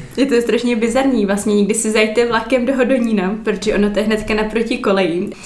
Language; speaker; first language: Czech; native; Czech